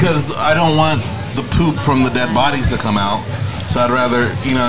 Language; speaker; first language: English; native; English